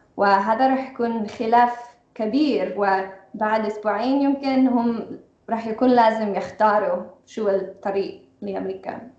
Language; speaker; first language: Arabic; non-native, fluent; English